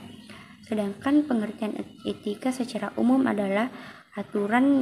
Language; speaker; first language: Indonesian; native; Indonesian